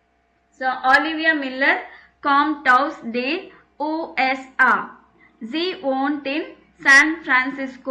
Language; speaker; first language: German; non-native, fluent; Tamil